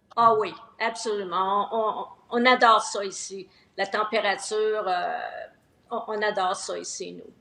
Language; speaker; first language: French; native; French